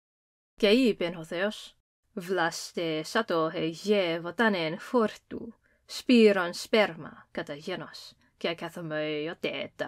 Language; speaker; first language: Greek; non-native, fluent; English